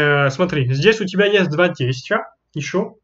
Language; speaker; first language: Russian; non-native, fluent; French